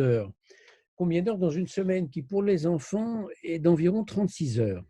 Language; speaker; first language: French; native; French